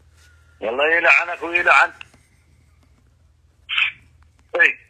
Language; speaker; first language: Arabic; native; Arabic